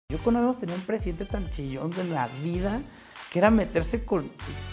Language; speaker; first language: Spanish; native; Spanish